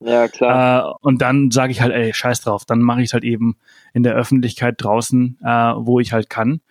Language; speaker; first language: German; native; German